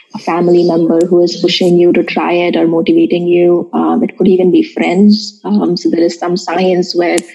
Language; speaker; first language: English; non-native, local second language; Marathi